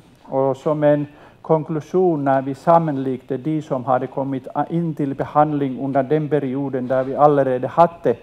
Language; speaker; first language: Swedish; non-native, local second language; Finnish